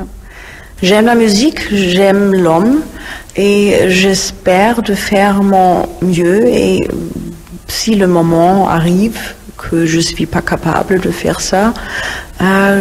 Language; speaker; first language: French; non-native, fluent; German